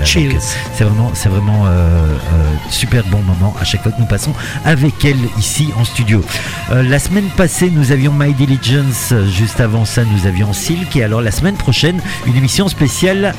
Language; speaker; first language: French; native; French